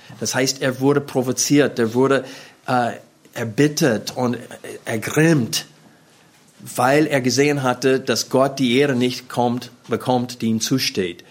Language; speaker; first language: German; non-native, fluent; English